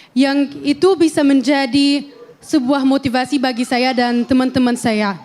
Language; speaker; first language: Indonesian; non-native, fluent; Arabic